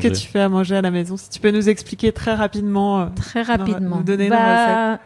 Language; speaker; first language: French; native; French